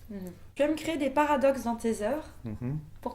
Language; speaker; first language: French; native; French